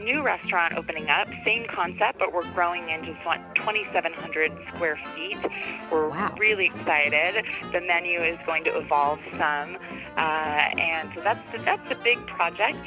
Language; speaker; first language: English; native; English